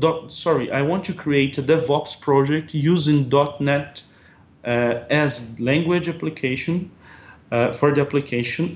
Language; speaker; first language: English; non-native, fluent; Portuguese